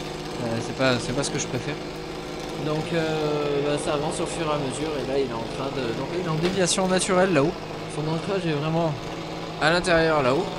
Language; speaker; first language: French; native; French